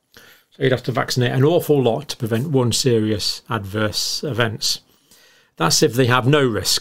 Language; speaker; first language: English; native; English